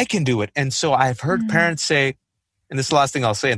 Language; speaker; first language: English; native; English